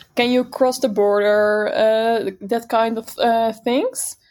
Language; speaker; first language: English; non-native, fluent; Dutch